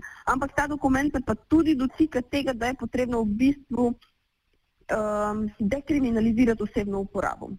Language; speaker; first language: Slovenian; native; Slovenian